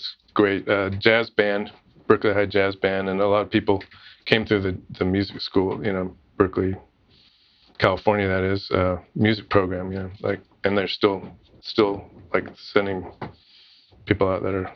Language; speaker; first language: English; native; English